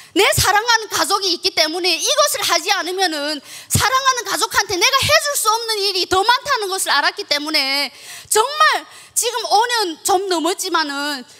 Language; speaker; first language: Korean; early bilingual, heritage; Korean